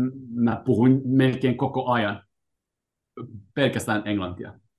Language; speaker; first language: Finnish; non-native, fluent; French